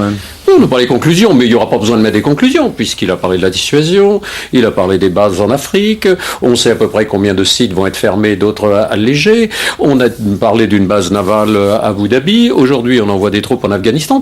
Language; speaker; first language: French; native; French